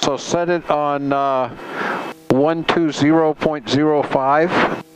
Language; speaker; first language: English; native; English